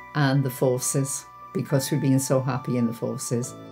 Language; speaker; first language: English; native; English